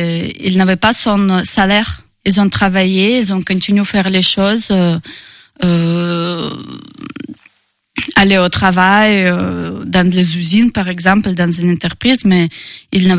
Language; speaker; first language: French; non-native, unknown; Russian